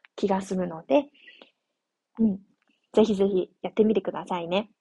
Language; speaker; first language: Japanese; non-native, fluent; Chinese